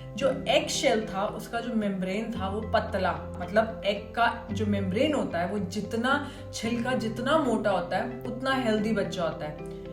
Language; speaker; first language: Hindi; native; Hindi